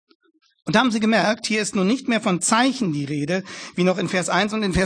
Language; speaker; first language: German; native; German